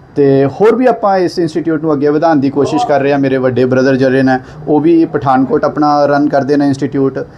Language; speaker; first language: Punjabi; non-native, local second language; Hindi